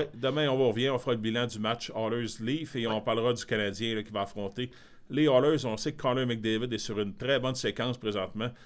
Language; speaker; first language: French; native; French